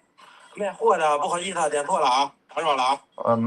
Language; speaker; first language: Chinese; native; Chinese